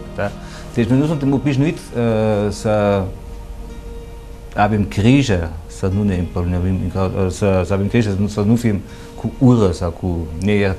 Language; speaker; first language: Romanian; non-native, fluent; German